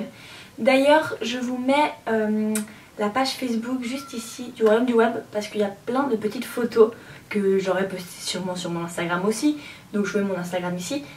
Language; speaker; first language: French; native; French